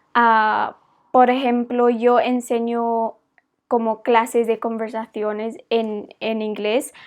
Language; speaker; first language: Spanish; non-native, fluent; English